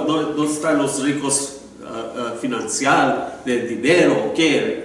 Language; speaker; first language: Spanish; non-native, learner; English